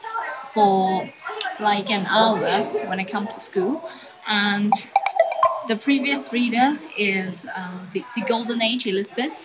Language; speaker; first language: English; non-native, local second language; Cantonese